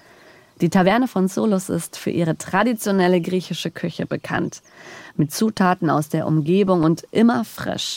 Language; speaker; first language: German; native; German